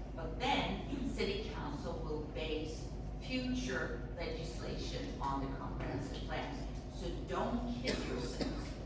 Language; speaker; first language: English; non-native, fluent; Swedish